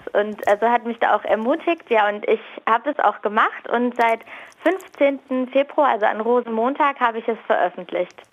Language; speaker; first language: German; native; German